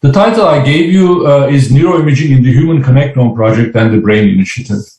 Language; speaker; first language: English; non-native, fluent; Turkish